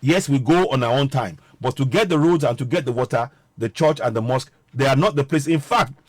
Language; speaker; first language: English; non-native, local second language; Yoruba